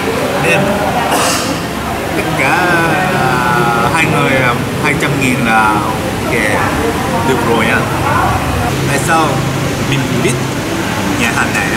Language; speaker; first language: Vietnamese; non-native, learner; Japanese